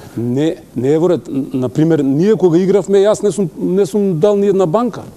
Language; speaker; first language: Macedonian; non-native, local second language; Albanian